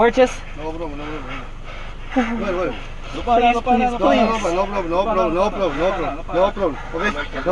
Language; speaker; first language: English; non-native, learner; Spanish